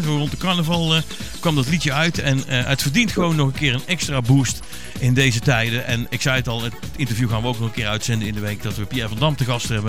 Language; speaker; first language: Dutch; native; Dutch